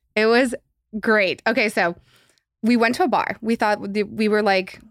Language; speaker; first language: English; native; English